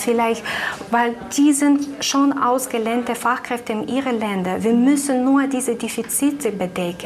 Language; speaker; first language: German; non-native, fluent; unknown